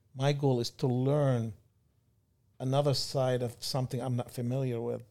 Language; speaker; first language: English; non-native, fluent; Arabic